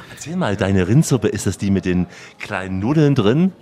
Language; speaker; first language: German; native; German